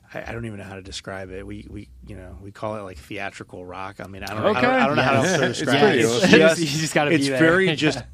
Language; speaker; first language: English; native; English